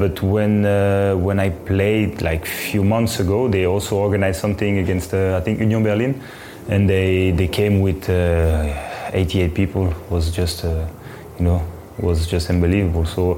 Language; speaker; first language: English; non-native, fluent; French